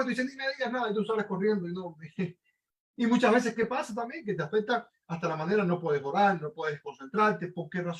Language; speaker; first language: Spanish; native; Spanish